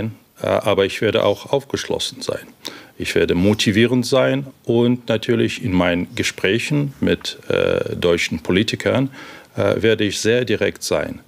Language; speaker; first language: German; non-native, fluent; Ukrainian